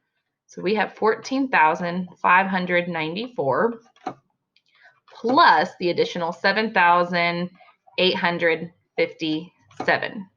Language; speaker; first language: English; native; English